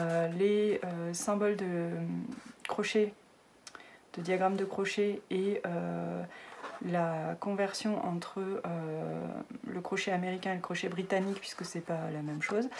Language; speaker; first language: French; native; French